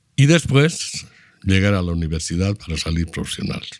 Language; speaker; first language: Spanish; native; Spanish